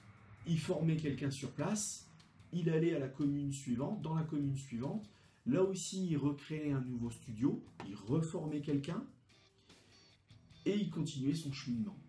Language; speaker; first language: French; native; French